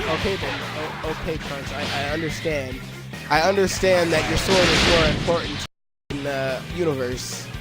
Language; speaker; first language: English; native; English